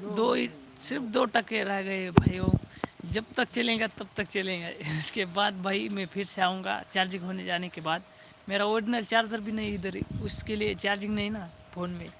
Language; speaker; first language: Hindi; non-native, local second language; Marathi